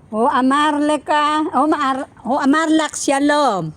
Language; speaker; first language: Hebrew; non-native, learner; Filipino